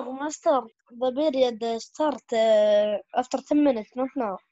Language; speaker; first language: English; non-native, learner; Arabic